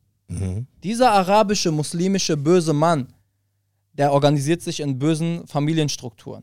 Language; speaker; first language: German; early bilingual, other home language; Arabic